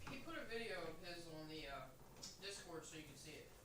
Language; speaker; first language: English; native; English